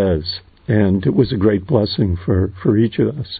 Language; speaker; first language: English; native; English